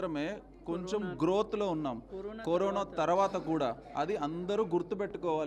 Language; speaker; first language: Telugu; native; Telugu